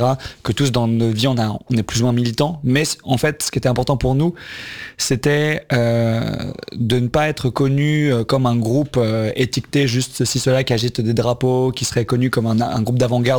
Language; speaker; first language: French; native; French